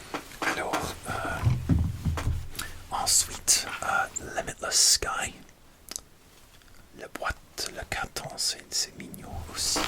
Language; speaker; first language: French; non-native, learner; English